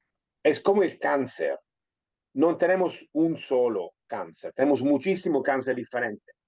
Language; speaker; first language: Spanish; non-native, fluent; Italian